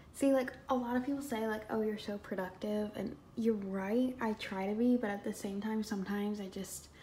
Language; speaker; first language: English; native; English